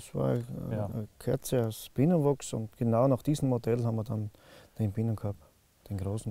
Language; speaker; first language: German; native; German